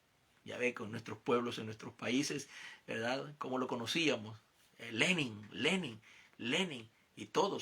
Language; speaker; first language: Spanish; native; Spanish